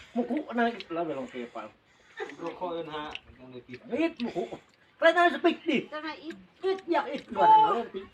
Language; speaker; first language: Thai; native; Thai